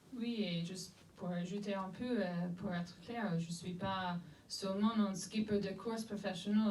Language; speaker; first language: French; non-native, fluent; English